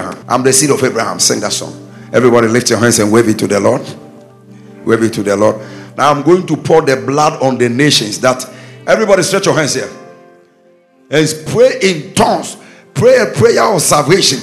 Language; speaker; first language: English; non-native, local second language; Akan